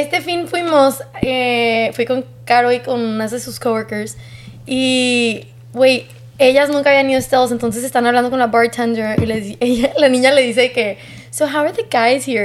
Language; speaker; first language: Spanish; native; Spanish